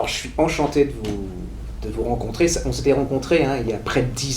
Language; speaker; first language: French; native; French